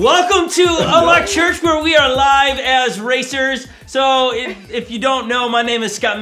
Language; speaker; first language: English; native; English